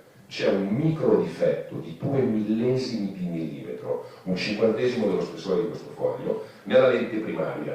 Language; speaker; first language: Italian; native; Italian